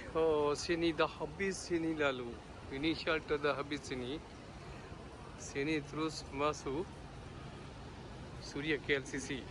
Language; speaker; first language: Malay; non-native, learner; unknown